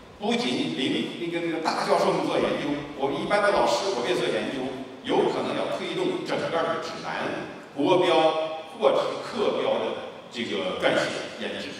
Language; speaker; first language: Chinese; native; Chinese